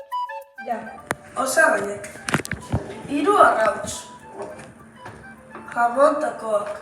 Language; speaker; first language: Basque; non-native, local second language; Spanish